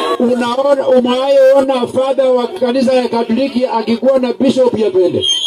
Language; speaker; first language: Swahili; non-native, local second language; Luyia